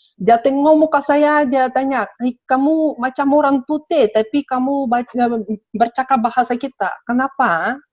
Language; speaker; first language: Malay; non-native, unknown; Russian